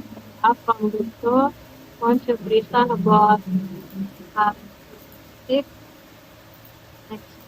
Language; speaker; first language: English; non-native, learner; Indonesian